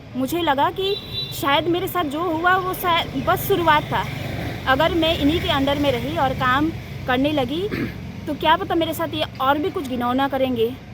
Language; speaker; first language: Hindi; native; Hindi